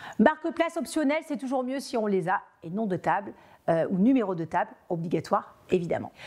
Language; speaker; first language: French; native; French